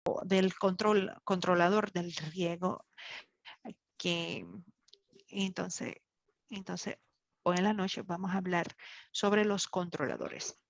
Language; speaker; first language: Spanish; non-native, fluent; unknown